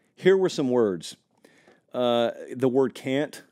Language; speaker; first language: English; native; English